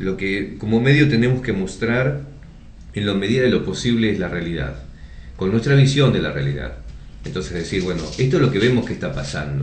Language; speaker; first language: Spanish; native; Spanish